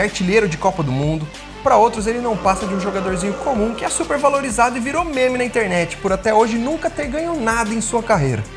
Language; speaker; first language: Portuguese; native; Portuguese